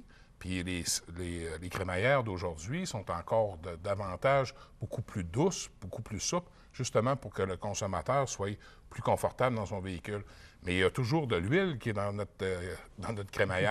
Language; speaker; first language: French; native; French